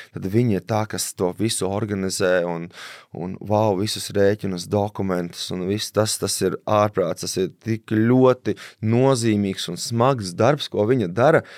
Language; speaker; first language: Latvian; native; Latvian